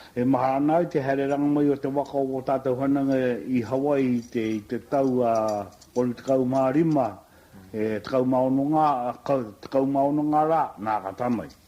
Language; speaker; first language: Māori; native; Māori